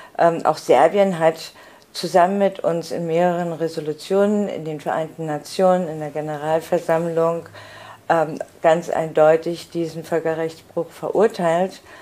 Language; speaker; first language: German; native; German